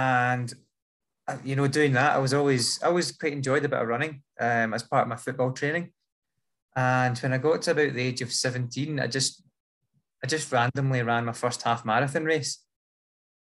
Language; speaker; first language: English; native; English